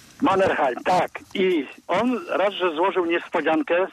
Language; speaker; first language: Polish; non-native, fluent; Finnish